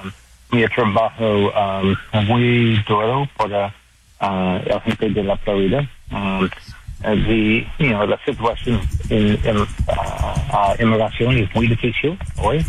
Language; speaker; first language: Spanish; non-native, learner; English